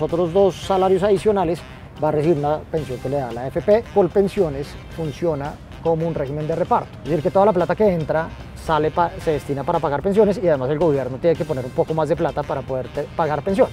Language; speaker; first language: Spanish; native; Spanish